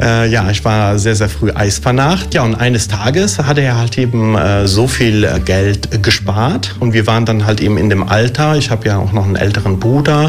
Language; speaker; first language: German; early bilingual, other home language; Italian